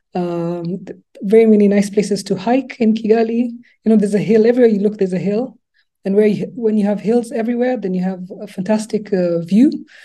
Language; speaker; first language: English; non-native, local second language; Luba-Lulua